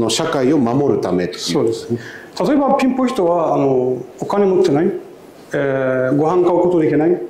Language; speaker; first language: Japanese; non-native, learner; Arabic